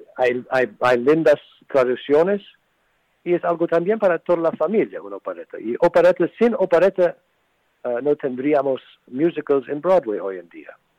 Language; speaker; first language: Spanish; non-native, fluent; English